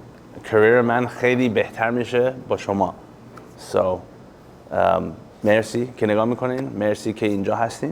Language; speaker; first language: Persian; early bilingual, heritage; English